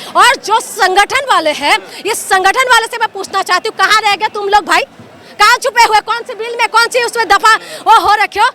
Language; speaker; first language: Hindi; non-native, local second language; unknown